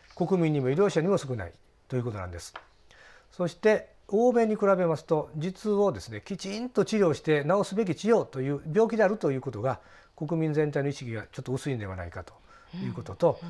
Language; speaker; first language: Japanese; native; Japanese